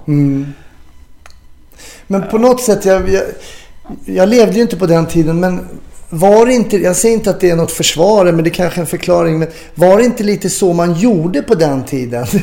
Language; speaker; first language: Swedish; native; Swedish